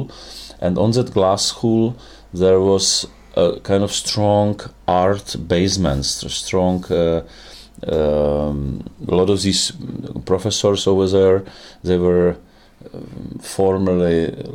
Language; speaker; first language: English; non-native, fluent; Czech